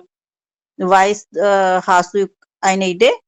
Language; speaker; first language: German; non-native, learner; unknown